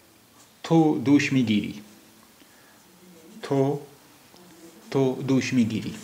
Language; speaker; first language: Persian; non-native, fluent; Urdu